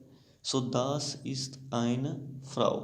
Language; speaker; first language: German; non-native, fluent; Hindi